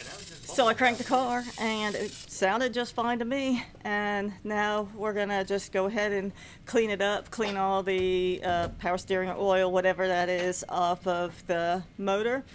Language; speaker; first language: English; native; English